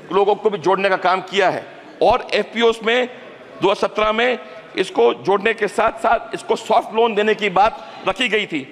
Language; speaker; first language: Hindi; native; Hindi